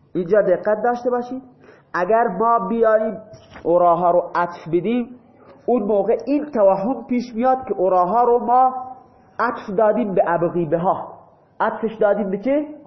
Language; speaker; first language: Persian; non-native, local second language; Baluchi